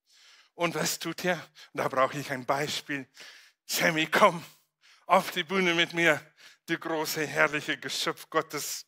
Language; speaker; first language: German; non-native, fluent; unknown